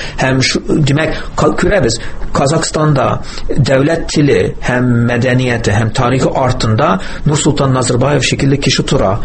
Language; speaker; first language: Tatar; early bilingual, heritage; Tatar